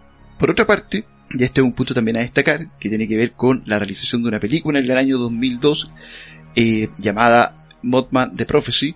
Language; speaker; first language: Spanish; native; Spanish